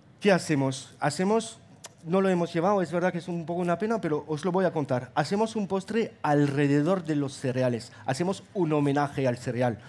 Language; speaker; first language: Spanish; non-native, fluent; German